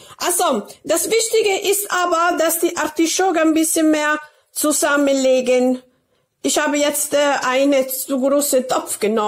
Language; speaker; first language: German; non-native, learner; Italian